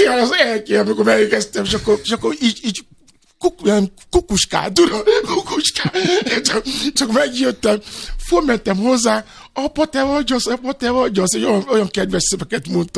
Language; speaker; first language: Hungarian; non-native, fluent; Yoruba